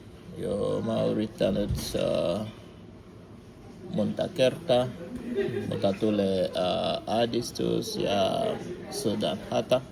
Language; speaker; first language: Finnish; non-native, learner; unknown